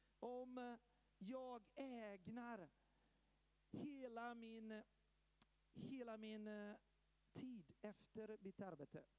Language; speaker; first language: Swedish; early bilingual, heritage; Swedish